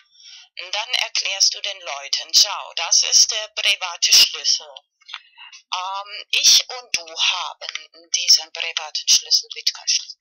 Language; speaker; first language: German; non-native, fluent; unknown